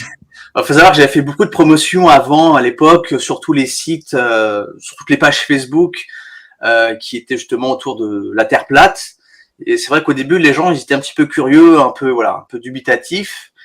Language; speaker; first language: French; native; French